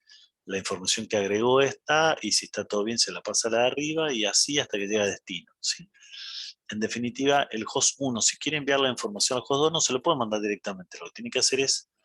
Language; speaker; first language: Spanish; native; Spanish